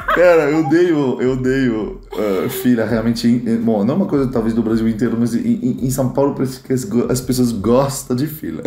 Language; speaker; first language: Portuguese; non-native, fluent; French